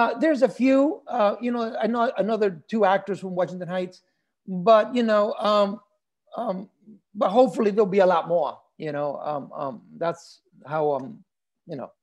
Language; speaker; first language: English; early bilingual, other home language; Spanish